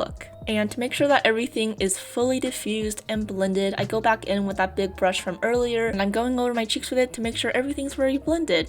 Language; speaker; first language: English; native; English